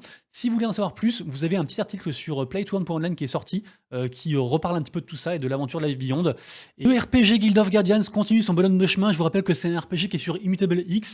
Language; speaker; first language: French; native; French